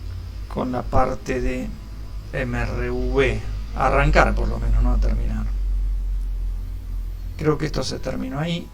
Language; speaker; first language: Spanish; native; Spanish